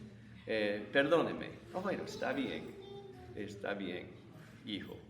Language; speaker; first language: Spanish; non-native, fluent; English